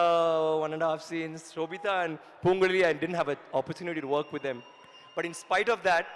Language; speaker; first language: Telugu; non-native, learner; Tamil